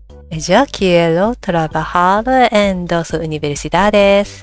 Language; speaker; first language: Spanish; non-native, learner; Japanese